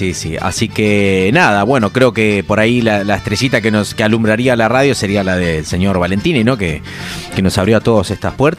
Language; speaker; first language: Spanish; native; Spanish